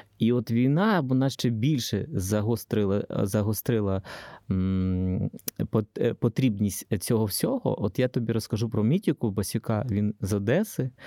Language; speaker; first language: Ukrainian; native; Ukrainian